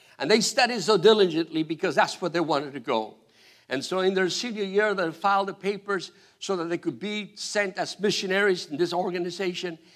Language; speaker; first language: English; non-native, fluent; Spanish